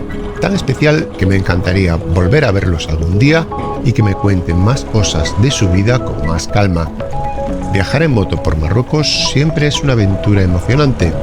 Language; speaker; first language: Spanish; native; Spanish